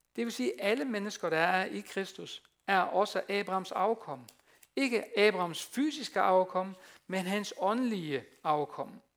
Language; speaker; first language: Danish; non-native, fluent; Dutch